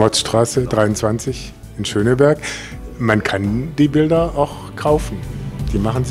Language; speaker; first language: German; native; German